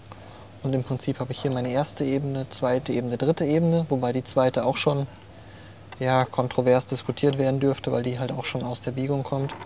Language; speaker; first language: German; native; German